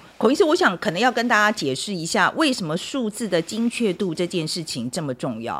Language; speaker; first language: Chinese; native; Chinese